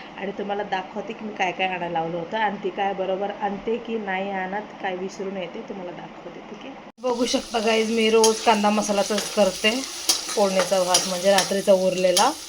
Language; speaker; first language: Marathi; non-native, local second language; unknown